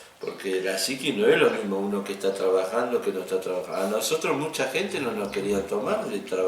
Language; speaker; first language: Spanish; native; Spanish